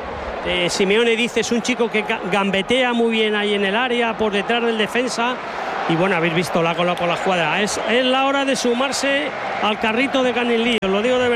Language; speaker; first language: Spanish; native; Spanish